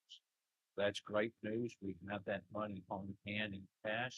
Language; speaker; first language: English; native; English